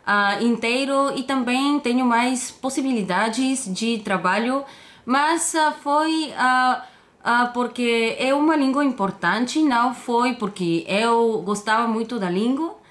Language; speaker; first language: Portuguese; non-native, fluent; Bulgarian